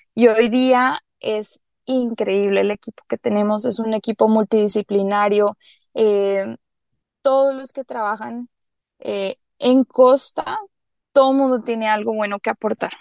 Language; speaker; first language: Spanish; native; Spanish